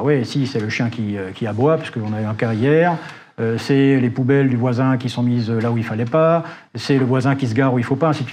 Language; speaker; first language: French; native; French